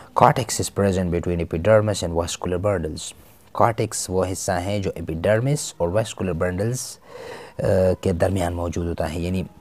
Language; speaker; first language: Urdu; non-native, local second language; Pashto